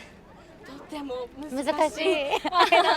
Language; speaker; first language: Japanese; non-native, learner; English